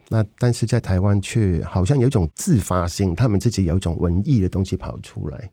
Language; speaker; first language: Chinese; non-native, local second language; Cantonese